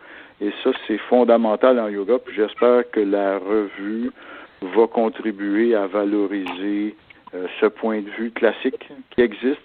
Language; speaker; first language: French; native; French